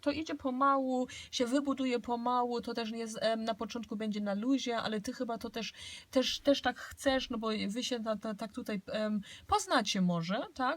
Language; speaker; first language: Polish; early bilingual, heritage; Polish